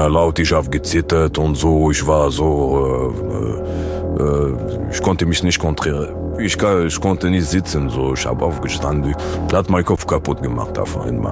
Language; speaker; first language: German; non-native, learner; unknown